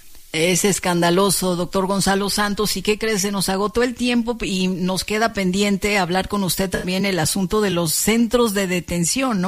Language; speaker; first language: Spanish; native; Spanish